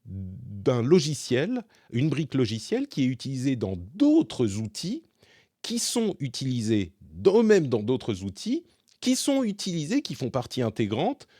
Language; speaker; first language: French; native; French